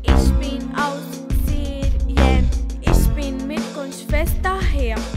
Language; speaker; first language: German; non-native, learner; Arabic